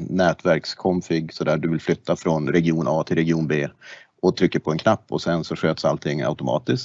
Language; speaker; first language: Swedish; native; Swedish